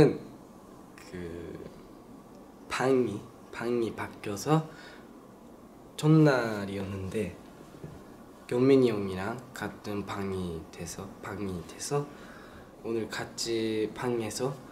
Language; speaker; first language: Korean; non-native, learner; Japanese